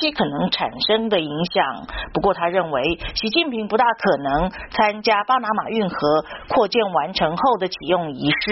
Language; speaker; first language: Chinese; native; Chinese